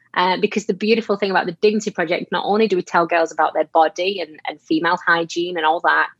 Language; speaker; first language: English; native; English